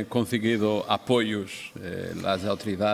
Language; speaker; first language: Spanish; non-native, learner; Portuguese